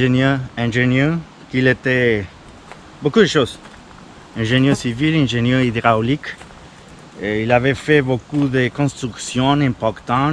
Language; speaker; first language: French; non-native, fluent; Spanish